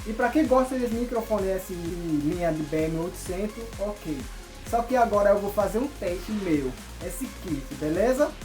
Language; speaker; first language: Portuguese; non-native, local second language; Ticuna